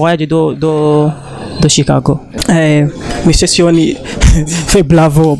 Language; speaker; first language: French; non-native, learner; Rundi